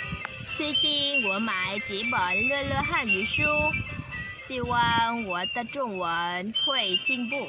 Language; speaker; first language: Chinese; non-native, learner; Vietnamese